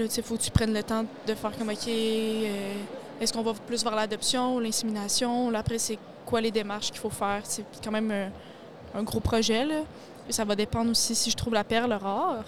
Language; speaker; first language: French; native; French